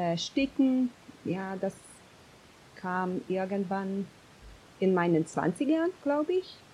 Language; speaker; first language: German; non-native, fluent; Hungarian